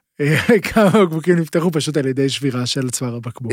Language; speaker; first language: Hebrew; native; Hebrew